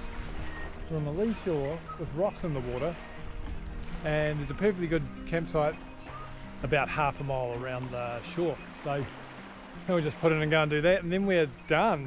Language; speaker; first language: English; native; English